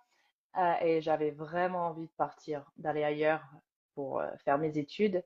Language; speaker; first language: French; native; French